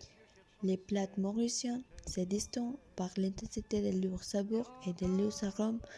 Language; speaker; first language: French; non-native, learner; Spanish